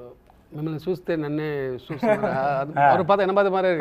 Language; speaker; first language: Telugu; non-native, local second language; Tamil